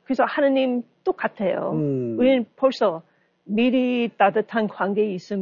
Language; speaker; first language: Korean; non-native, learner; English